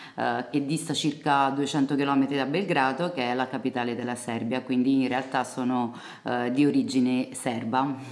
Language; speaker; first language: Italian; early bilingual, other home language; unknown